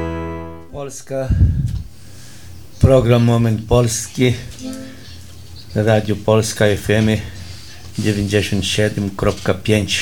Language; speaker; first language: Polish; early bilingual, heritage; Polish